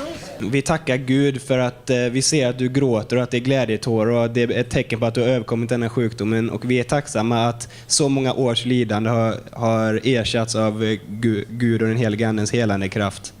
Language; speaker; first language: Swedish; native; Swedish